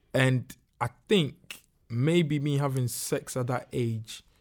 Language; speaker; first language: English; non-native, local second language; Akan